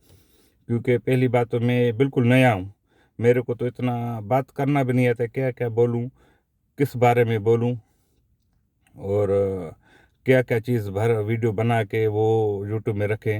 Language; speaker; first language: Hindi; non-native, local second language; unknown